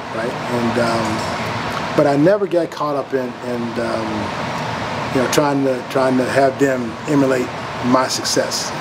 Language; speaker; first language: English; native; English